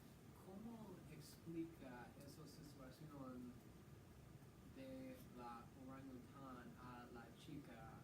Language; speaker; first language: Spanish; non-native, learner; English